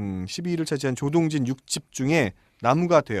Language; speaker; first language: Korean; native; Korean